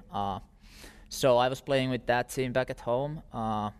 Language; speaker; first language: English; non-native, fluent; Finnish